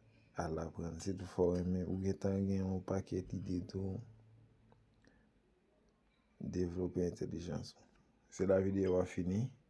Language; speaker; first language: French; non-native, local second language; Haitian Creole